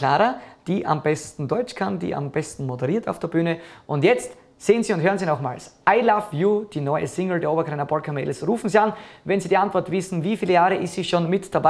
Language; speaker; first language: German; native; German